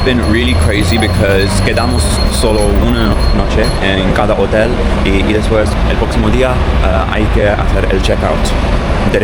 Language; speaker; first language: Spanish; non-native, learner; English